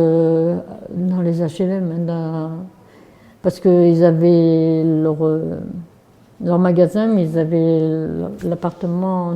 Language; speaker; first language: French; native; French